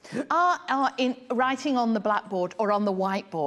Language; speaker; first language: English; native; English